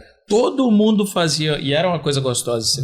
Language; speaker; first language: Portuguese; native; Portuguese